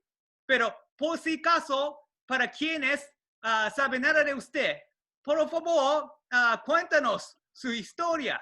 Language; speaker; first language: Spanish; non-native, learner; Japanese